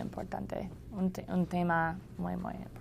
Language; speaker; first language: Spanish; non-native, learner; English